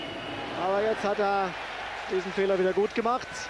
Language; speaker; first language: German; native; German